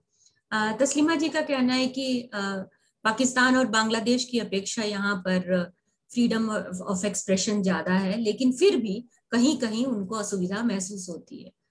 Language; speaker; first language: Hindi; native; Hindi